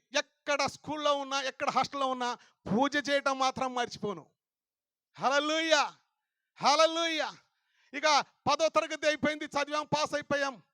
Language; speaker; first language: Telugu; non-native, local second language; Lambadi